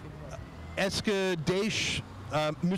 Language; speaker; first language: French; non-native, learner; English